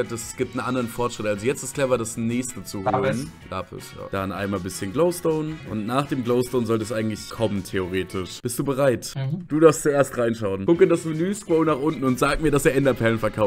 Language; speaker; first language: German; native; German